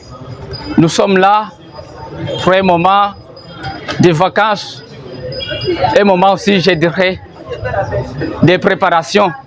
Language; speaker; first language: French; non-native, fluent; Portuguese